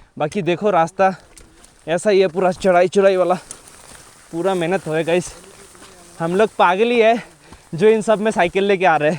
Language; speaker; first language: Hindi; non-native, local second language; Bangla